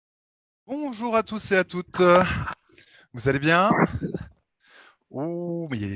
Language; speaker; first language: French; native; French